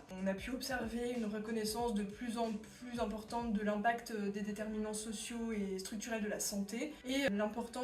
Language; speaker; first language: French; native; French